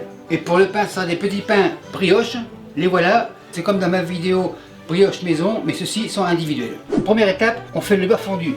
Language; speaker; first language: French; native; French